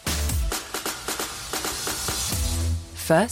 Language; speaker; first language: English; native; English